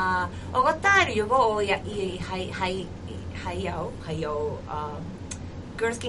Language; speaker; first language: Cantonese; non-native, learner; Japanese